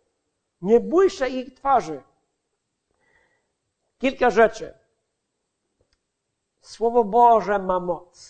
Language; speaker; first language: Polish; non-native, fluent; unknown